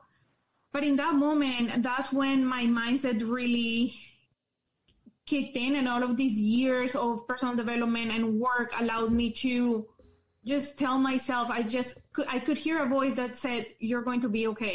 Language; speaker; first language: English; non-native, fluent; Spanish